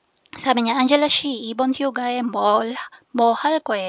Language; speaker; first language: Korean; non-native, fluent; Filipino